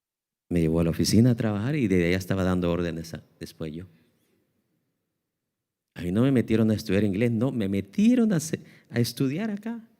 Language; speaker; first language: Spanish; native; Spanish